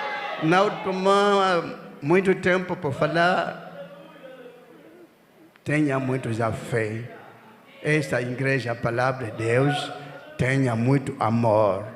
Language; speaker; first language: Portuguese; non-native, learner; Lingala